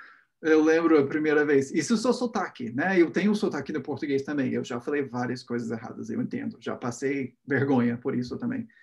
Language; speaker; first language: Portuguese; non-native, fluent; English